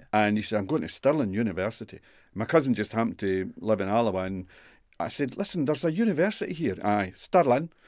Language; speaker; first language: English; native; English